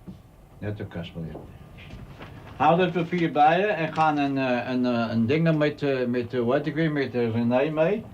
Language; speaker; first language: Dutch; native; Dutch